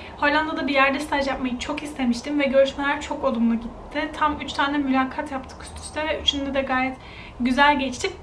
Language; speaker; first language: Turkish; native; Turkish